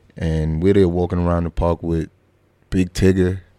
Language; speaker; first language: English; native; English